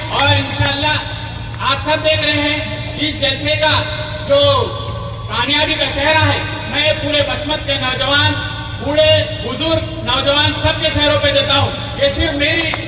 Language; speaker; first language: Urdu; native; Urdu